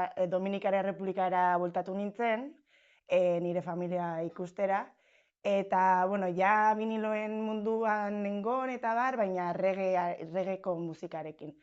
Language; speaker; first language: Basque; non-native, local second language; Spanish